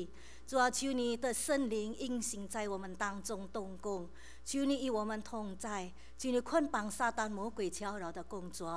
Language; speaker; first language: Chinese; native; Chinese